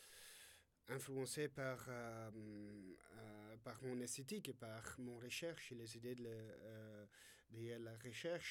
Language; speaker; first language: French; non-native, fluent; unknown